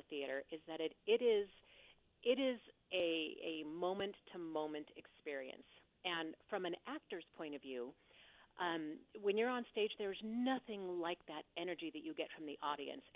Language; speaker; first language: English; native; English